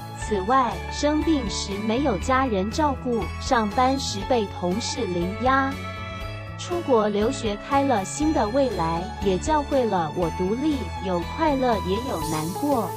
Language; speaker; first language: Chinese; non-native, fluent; Vietnamese